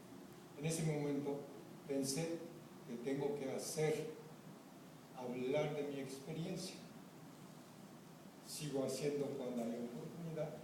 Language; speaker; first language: Spanish; non-native, fluent; Japanese